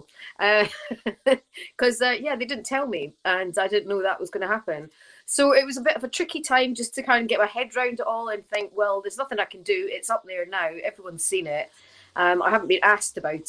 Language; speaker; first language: English; native; English